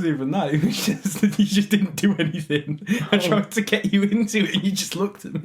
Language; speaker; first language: English; native; English